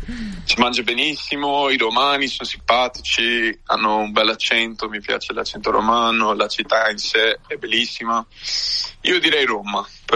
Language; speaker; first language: Italian; early bilingual, heritage; English